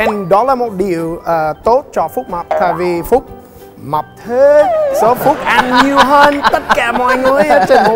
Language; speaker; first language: Vietnamese; non-native, learner; English